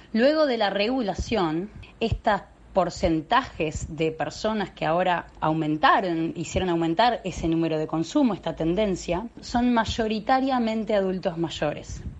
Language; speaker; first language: Spanish; native; Spanish